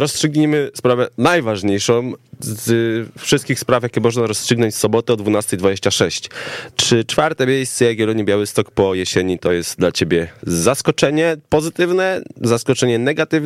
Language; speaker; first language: Polish; native; Polish